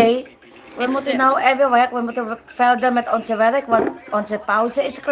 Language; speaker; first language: Dutch; non-native, learner; Filipino